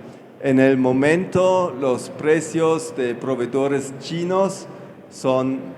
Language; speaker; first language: Spanish; non-native, fluent; German